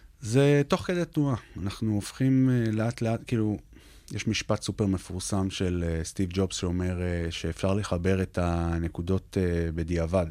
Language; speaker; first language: Hebrew; native; Hebrew